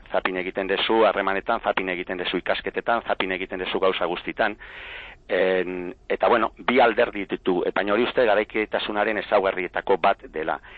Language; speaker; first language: Basque; native; Basque